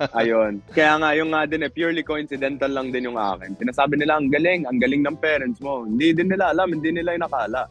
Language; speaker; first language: Filipino; non-native, fluent; Arabic